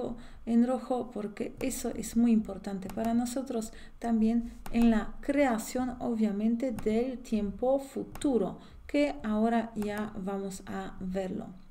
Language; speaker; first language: Spanish; non-native, fluent; Polish